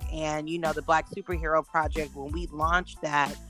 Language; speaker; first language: English; native; English